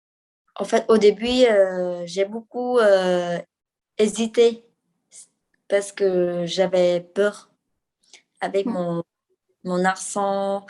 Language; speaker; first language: French; non-native, fluent; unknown